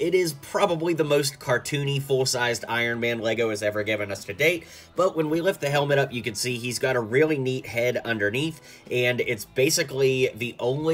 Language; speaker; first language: English; native; English